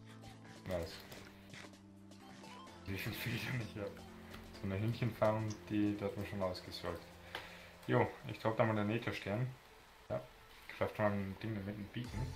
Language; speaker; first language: German; native; German